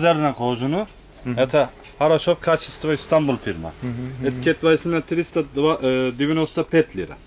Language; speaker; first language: Russian; non-native, learner; Turkish